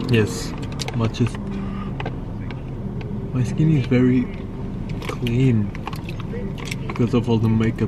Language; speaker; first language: English; non-native, learner; Portuguese